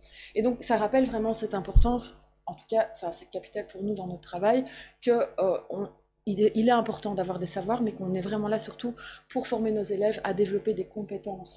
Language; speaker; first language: French; native; French